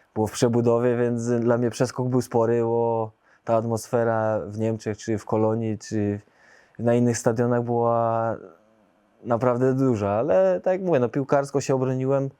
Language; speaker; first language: Polish; native; Polish